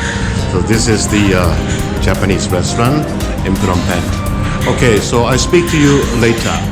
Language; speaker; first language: English; non-native, fluent; Khmer